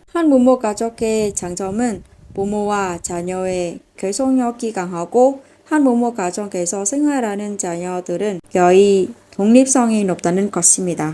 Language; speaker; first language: Korean; non-native, fluent; Vietnamese